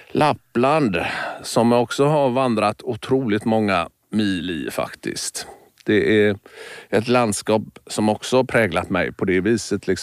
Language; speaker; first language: Swedish; native; Swedish